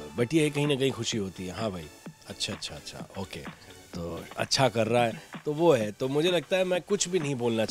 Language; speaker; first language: Hindi; native; Hindi